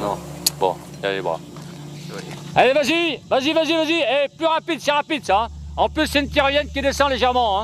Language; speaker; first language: French; native; French